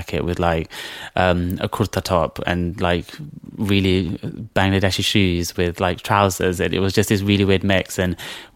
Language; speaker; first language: English; native; English